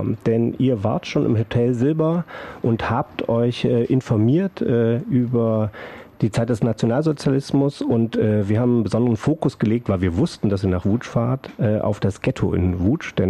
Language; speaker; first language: German; native; German